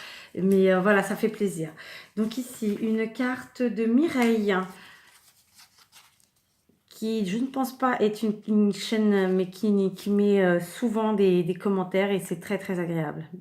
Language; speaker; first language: French; native; French